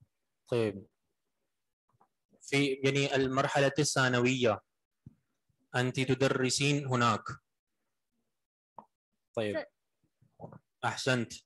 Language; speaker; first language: Arabic; non-native, fluent; Urdu